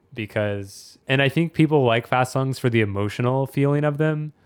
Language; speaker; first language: English; native; English